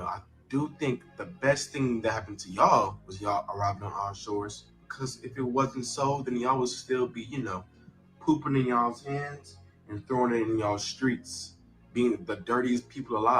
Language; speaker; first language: English; native; English